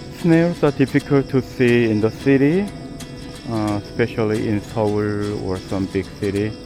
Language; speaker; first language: English; non-native, learner; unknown